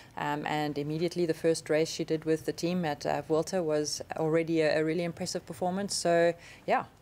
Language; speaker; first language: English; native; English